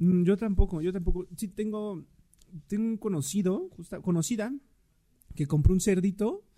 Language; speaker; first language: Spanish; native; Spanish